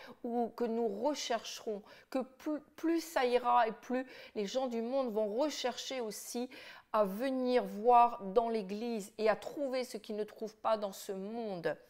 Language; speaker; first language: French; native; French